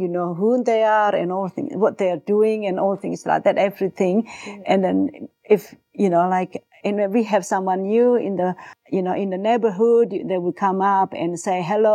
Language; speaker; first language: English; non-native, fluent; Javanese